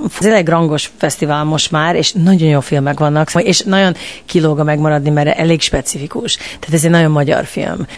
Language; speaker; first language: Hungarian; early bilingual, heritage; Hungarian